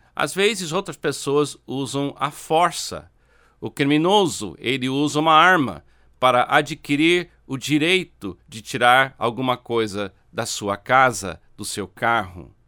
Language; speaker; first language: Portuguese; non-native, fluent; English